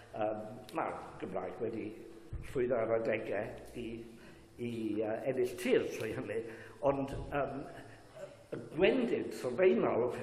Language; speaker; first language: Welsh; native; Welsh